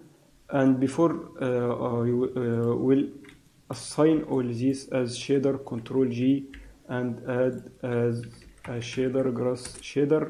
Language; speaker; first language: English; non-native, fluent; Arabic